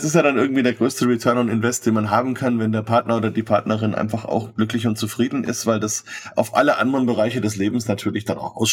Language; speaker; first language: German; native; German